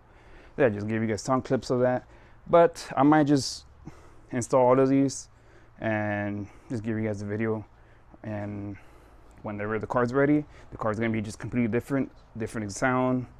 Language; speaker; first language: English; native; English